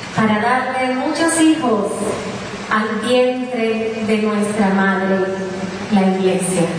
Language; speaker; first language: Spanish; native; Spanish